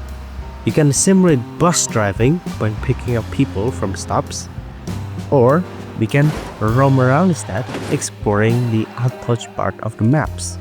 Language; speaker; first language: English; non-native, fluent; Indonesian